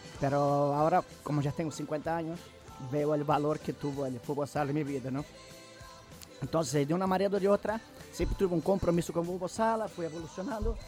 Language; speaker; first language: Spanish; non-native, fluent; Portuguese